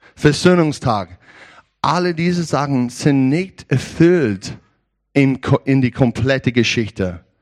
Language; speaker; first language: German; non-native, learner; English